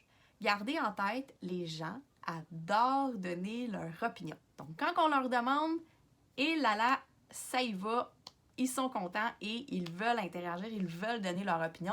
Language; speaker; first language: French; native; French